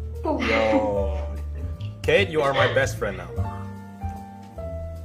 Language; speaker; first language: English; non-native, fluent; Indonesian